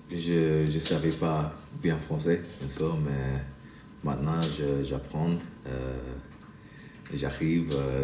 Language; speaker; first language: French; non-native, learner; English